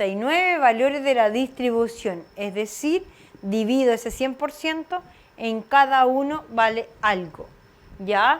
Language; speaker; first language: Spanish; native; Spanish